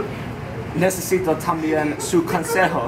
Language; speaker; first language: Spanish; non-native, learner; English